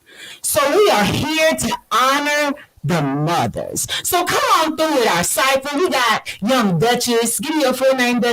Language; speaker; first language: English; native; English